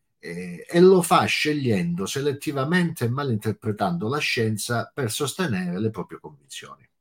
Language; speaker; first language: Italian; native; Italian